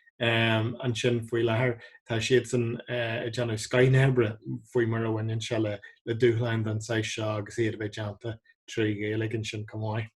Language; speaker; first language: Irish; non-native, local second language; English